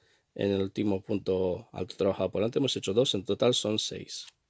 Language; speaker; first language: Spanish; native; Spanish